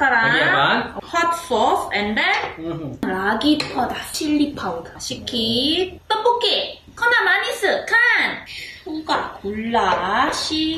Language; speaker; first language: Indonesian; non-native, learner; Korean